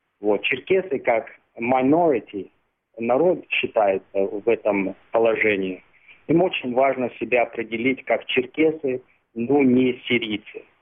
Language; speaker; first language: Russian; non-native, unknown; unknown